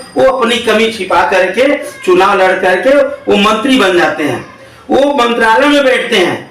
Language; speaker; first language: Hindi; native; Hindi